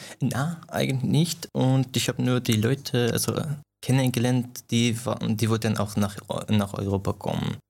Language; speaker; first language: German; non-native, fluent; Persian